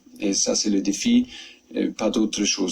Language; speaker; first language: French; non-native, fluent; German